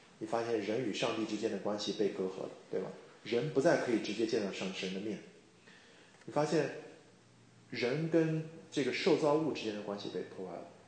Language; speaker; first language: Chinese; native; Chinese